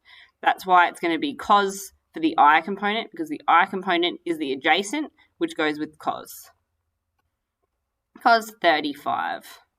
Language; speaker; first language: English; native; English